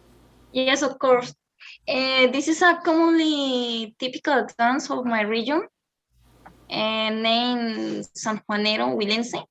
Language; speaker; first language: English; non-native, learner; Spanish